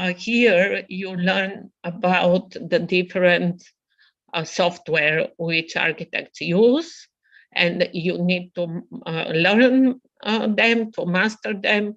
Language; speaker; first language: English; non-native, fluent; Bulgarian